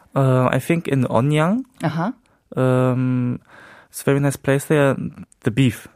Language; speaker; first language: English; early bilingual, heritage; Korean